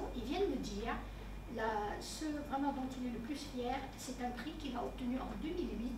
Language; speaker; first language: French; native; French